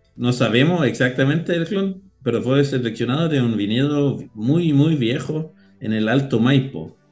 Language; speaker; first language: Spanish; non-native, learner; Danish